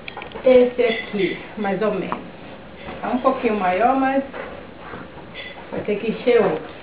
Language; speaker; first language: Portuguese; native; Portuguese